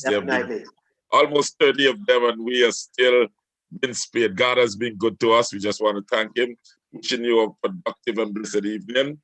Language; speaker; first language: English; native; English